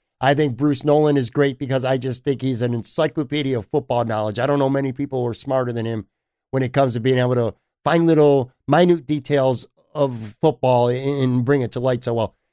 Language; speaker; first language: English; native; English